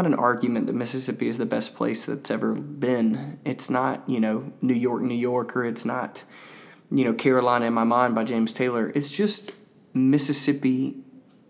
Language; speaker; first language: English; native; English